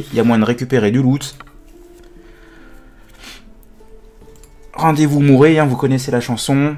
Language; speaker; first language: French; native; French